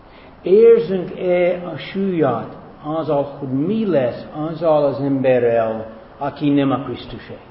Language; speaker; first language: Hungarian; non-native, fluent; English